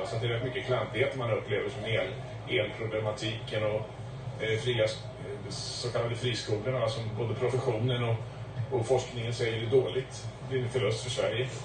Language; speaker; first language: Swedish; native; Swedish